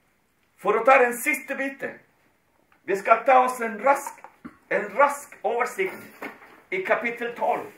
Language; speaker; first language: Swedish; non-native, fluent; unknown